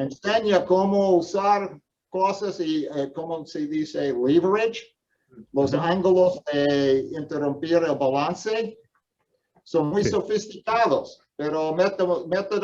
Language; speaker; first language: Spanish; non-native, fluent; English